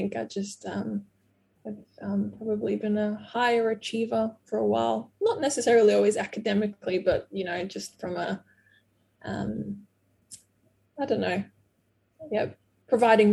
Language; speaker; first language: English; non-native, fluent; Portuguese